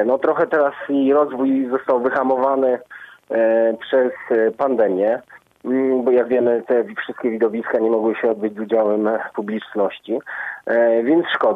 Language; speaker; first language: Polish; native; Polish